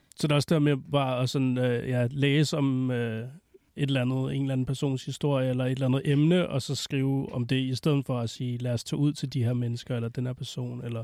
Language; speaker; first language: Danish; native; Danish